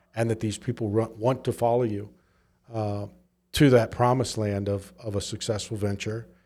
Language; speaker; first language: English; native; English